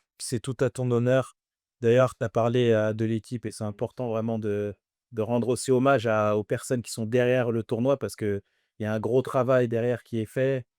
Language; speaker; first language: French; early bilingual, other home language; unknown